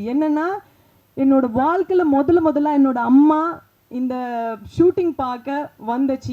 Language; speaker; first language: Tamil; non-native, fluent; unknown